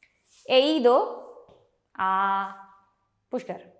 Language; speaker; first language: Spanish; non-native, fluent; Hindi